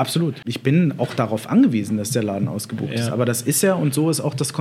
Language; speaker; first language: German; native; German